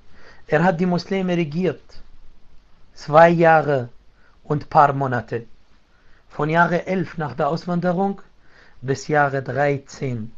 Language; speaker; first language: German; non-native, fluent; Arabic